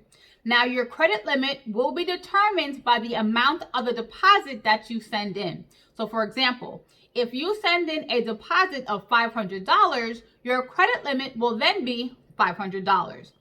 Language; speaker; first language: English; native; English